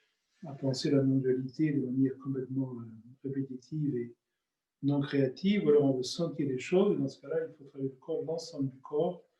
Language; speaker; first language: French; native; French